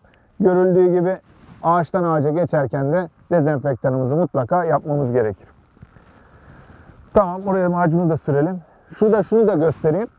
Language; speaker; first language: Turkish; native; Turkish